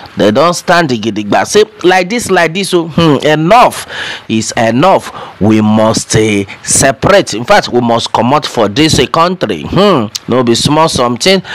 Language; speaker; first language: Nigerian Pidgin; non-native, local second language; Yoruba